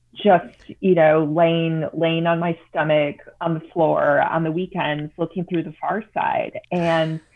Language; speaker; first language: English; native; English